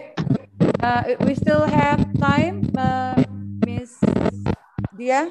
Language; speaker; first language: English; non-native, fluent; Indonesian